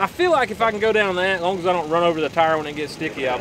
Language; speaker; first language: English; native; English